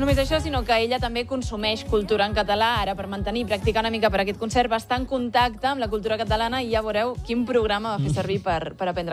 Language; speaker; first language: Catalan; native; Catalan